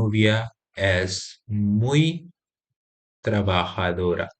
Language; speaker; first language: Spanish; non-native, fluent; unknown